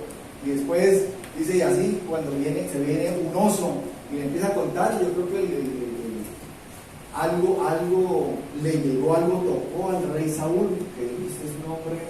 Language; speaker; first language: Spanish; native; Spanish